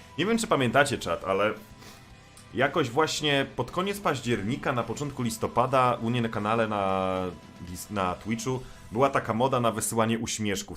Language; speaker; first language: Polish; native; Polish